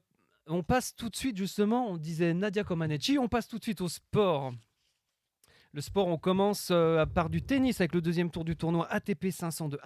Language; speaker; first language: French; native; French